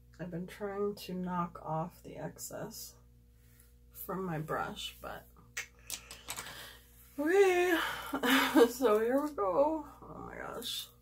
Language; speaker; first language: English; native; English